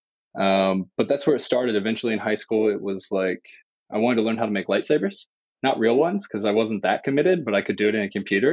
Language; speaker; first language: English; native; English